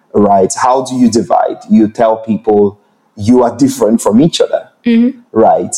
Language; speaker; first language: English; non-native, local second language; Igbo